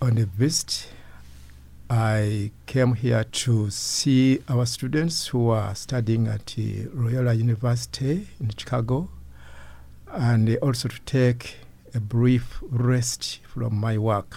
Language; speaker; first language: English; non-native, local second language; Ganda